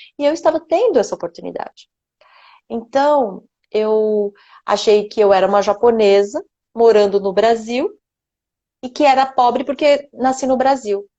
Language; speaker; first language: Portuguese; non-native, local second language; Japanese